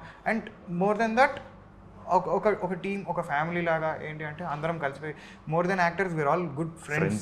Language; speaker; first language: Telugu; native; Telugu